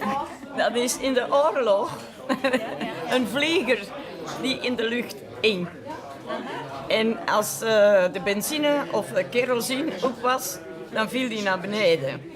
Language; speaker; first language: Dutch; native; Dutch